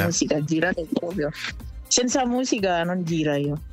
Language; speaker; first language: Italian; non-native, learner; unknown